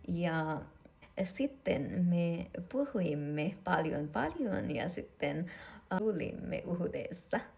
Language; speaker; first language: Finnish; non-native, learner; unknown